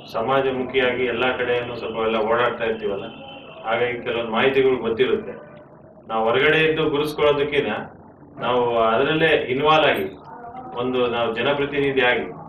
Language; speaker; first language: Kannada; non-native, local second language; Lambadi